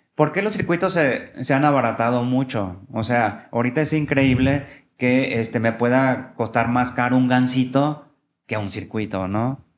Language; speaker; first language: Spanish; native; Spanish